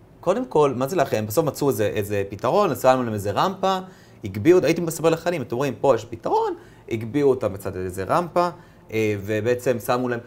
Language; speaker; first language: Hebrew; early bilingual, other home language; Russian